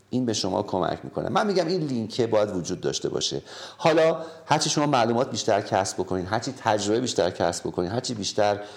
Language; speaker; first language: Persian; native; Persian